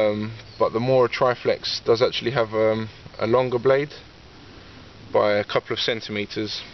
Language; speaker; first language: English; native; English